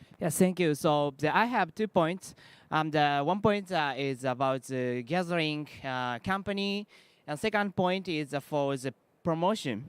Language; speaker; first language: English; non-native, learner; Japanese